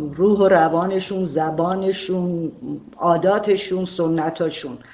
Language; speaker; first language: Persian; non-native, local second language; Armenian